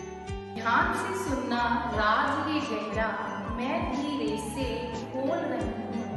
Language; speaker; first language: Hindi; native; Hindi